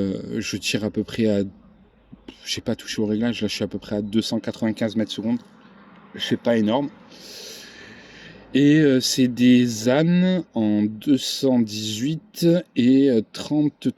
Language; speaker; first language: French; native; French